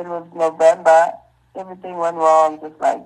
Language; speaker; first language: English; non-native, local second language; Zulu